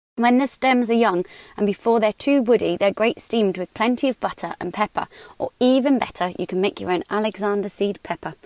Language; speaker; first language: English; native; English